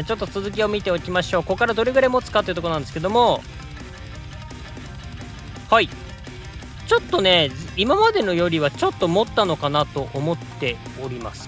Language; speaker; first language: Japanese; native; Japanese